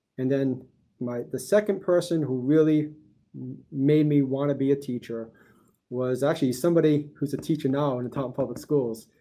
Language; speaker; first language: English; early bilingual, other home language; Portuguese